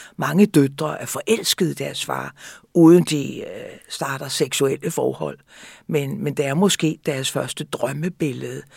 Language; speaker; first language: Danish; native; Danish